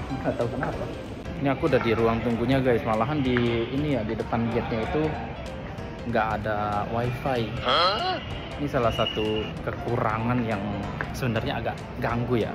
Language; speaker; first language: Indonesian; native; Indonesian